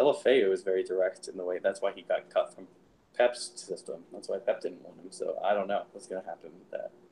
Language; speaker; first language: English; native; English